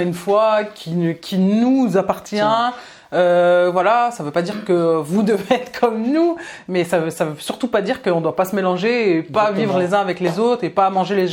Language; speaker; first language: French; native; French